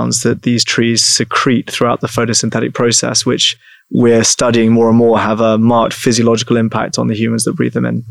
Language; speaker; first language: English; native; English